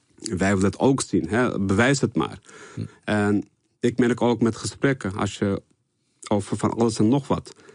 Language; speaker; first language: Dutch; early bilingual, other home language; Turkish